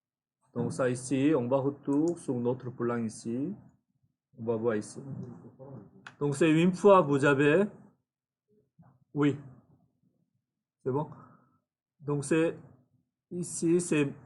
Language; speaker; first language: French; non-native, fluent; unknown